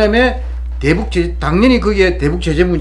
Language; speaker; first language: Korean; native; Korean